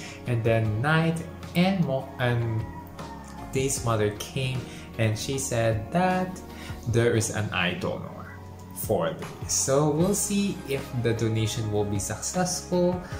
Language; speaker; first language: English; non-native, local second language; Filipino